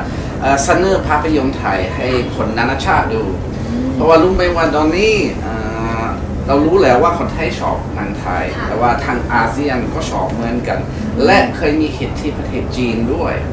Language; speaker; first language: Thai; non-native, fluent; English